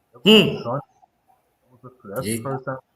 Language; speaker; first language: English; native; English